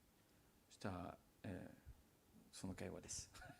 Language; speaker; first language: Japanese; non-native, learner; English